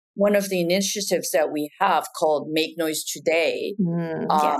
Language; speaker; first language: English; non-native, fluent; Japanese